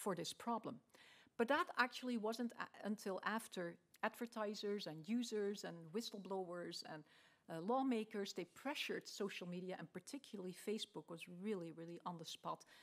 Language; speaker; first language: English; non-native, fluent; Dutch